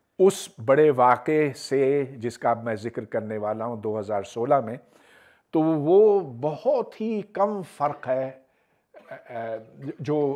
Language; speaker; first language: Urdu; native; Urdu